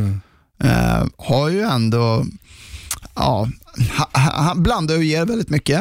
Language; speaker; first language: Swedish; native; Swedish